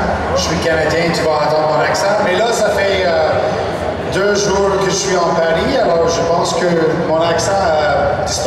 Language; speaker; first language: French; non-native, local second language; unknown